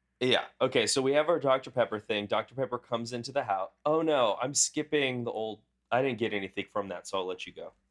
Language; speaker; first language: English; native; English